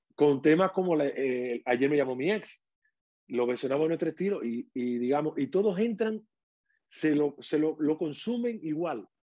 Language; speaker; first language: Spanish; native; Spanish